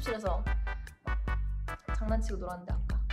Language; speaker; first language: Korean; native; Korean